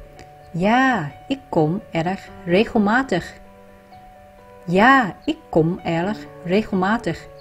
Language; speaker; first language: Dutch; non-native, fluent; Vietnamese